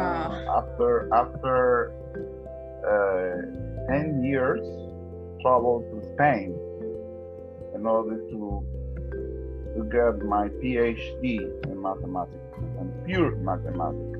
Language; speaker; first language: English; non-native, learner; Spanish